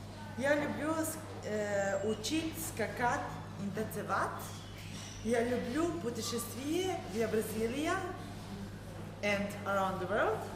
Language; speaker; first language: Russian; non-native, learner; Serbian